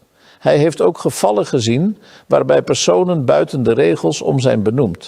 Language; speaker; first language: Dutch; native; Dutch